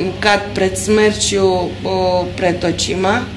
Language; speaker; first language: Russian; non-native, fluent; Serbian